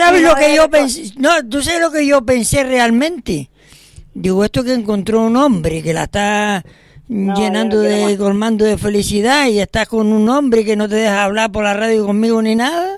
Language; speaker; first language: Spanish; native; Spanish